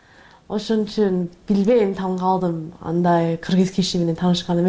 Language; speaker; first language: Kyrgyz; non-native, learner; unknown